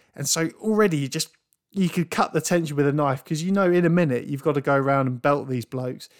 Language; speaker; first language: English; native; English